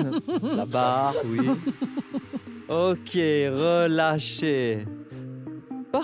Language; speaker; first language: French; native; French